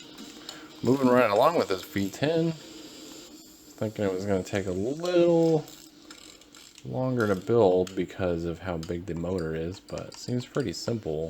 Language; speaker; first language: English; native; English